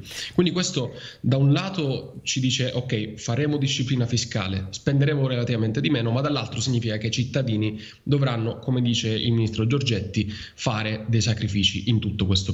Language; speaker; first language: Italian; native; Italian